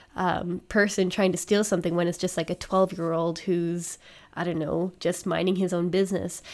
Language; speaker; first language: English; native; English